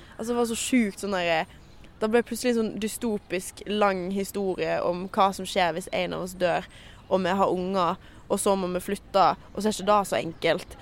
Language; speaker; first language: Norwegian; native; Norwegian